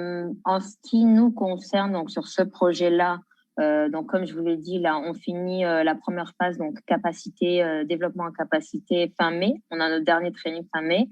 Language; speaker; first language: French; native; French